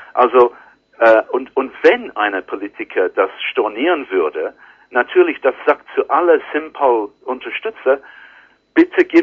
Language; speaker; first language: German; non-native, learner; English